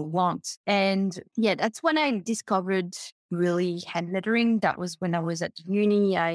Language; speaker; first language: English; non-native, fluent; French